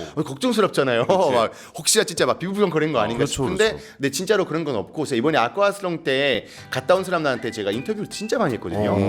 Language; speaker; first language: Korean; non-native, fluent; French